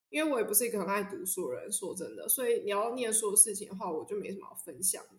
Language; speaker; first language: Chinese; native; Chinese